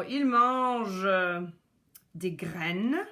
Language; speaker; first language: French; non-native, local second language; English